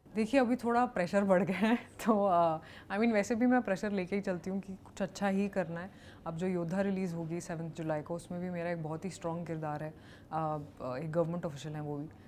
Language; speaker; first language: Hindi; native; Hindi